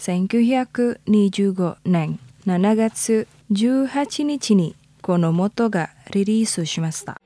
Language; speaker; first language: Japanese; non-native, fluent; Indonesian